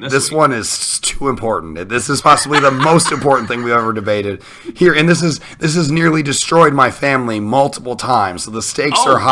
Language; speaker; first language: English; native; English